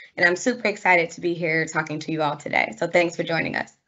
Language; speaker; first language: English; native; English